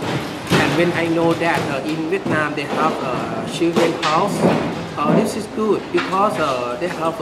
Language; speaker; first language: English; non-native, learner; Thai